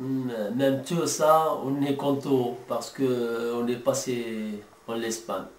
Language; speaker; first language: French; non-native, learner; Arabic